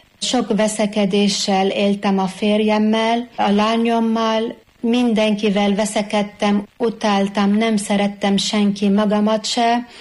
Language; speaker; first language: Hungarian; non-native, fluent; Arabic